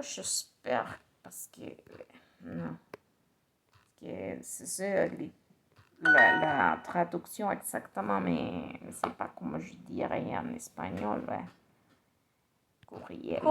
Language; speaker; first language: French; non-native, learner; Spanish